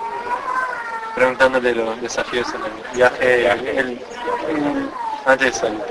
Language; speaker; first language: Spanish; non-native, fluent; English